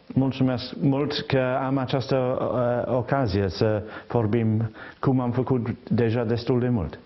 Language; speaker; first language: Romanian; non-native, fluent; English